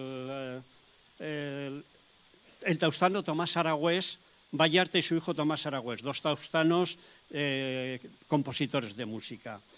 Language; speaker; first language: Spanish; native; Spanish